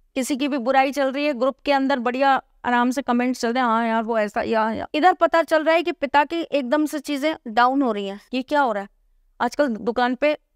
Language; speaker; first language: Hindi; native; Hindi